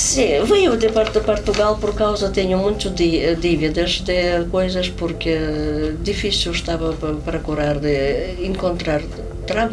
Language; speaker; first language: Portuguese; non-native, learner; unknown